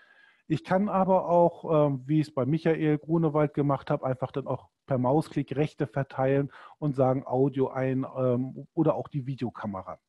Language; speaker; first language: German; native; German